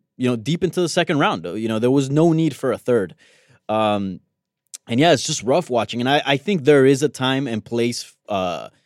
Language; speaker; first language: English; early bilingual, other home language; Spanish